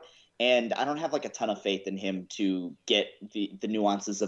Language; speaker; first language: English; native; English